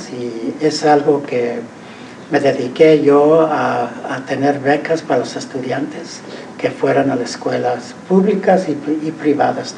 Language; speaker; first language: Spanish; early bilingual, heritage; Spanish